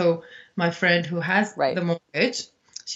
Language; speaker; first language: English; non-native, fluent; Czech